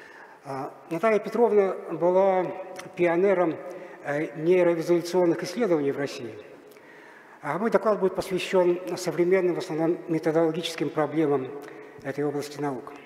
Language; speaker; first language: Russian; native; Russian